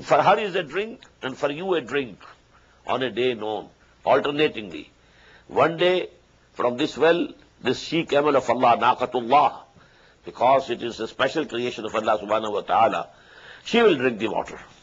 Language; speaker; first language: English; non-native, local second language; Urdu